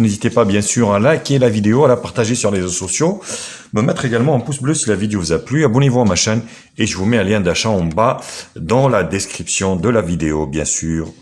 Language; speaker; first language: French; native; French